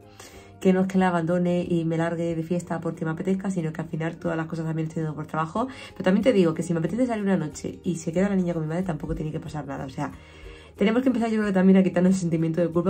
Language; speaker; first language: Spanish; native; Spanish